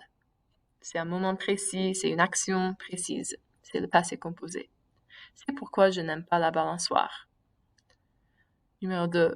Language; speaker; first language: French; non-native, fluent; English